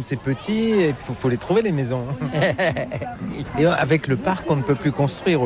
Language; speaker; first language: French; native; French